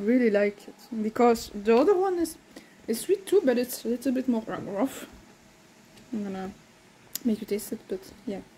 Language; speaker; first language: English; non-native, fluent; French